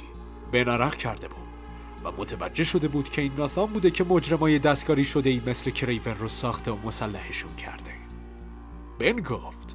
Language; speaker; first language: Persian; native; Persian